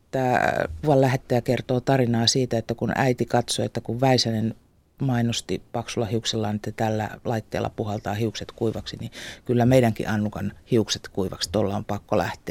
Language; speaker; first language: Finnish; native; Finnish